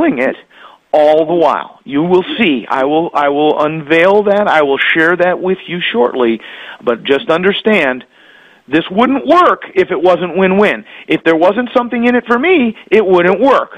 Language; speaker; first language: English; native; English